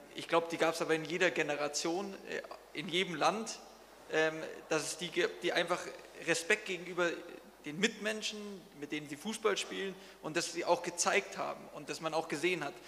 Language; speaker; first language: German; native; German